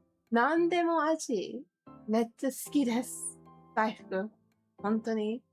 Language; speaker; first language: Japanese; non-native, learner; English